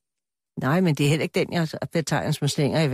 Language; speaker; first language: Danish; native; Danish